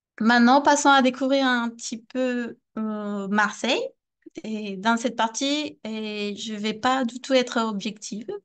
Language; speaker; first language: French; non-native, fluent; Spanish